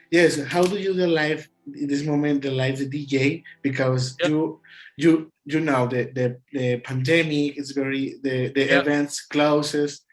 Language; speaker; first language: English; non-native, learner; Spanish